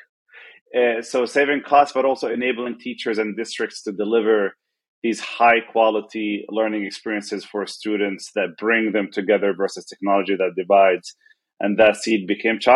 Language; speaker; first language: English; non-native, fluent; Arabic